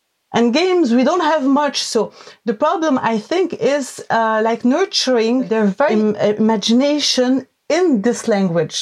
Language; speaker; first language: English; non-native, fluent; Arabic